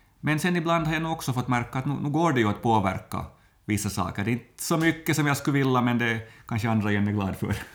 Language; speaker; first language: Swedish; native; Swedish